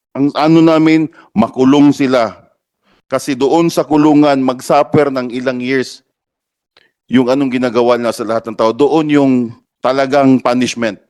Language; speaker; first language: Filipino; non-native, local second language; Cebuano